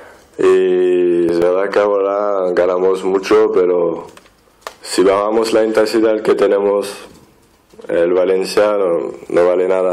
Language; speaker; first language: Spanish; non-native, fluent; French